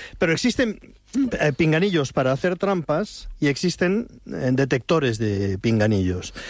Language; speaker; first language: Spanish; native; Spanish